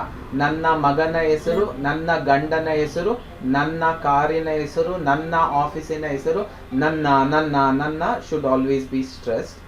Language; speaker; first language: Kannada; non-native, fluent; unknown